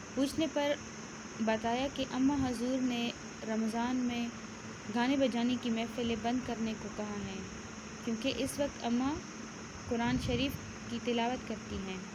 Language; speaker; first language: Urdu; non-native, local second language; Pashto